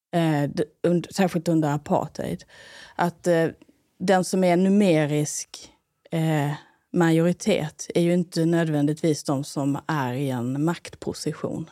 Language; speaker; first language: Swedish; native; Swedish